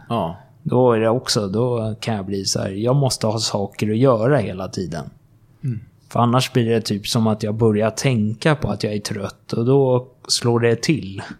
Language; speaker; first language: Swedish; native; Swedish